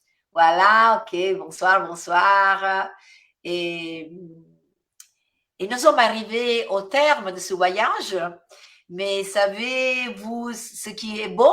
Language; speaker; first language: French; non-native, fluent; Italian